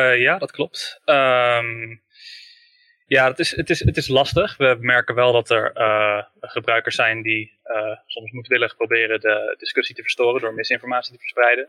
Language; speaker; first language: Dutch; native; Dutch